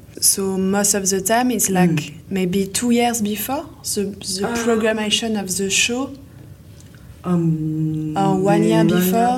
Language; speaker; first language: English; non-native, fluent; French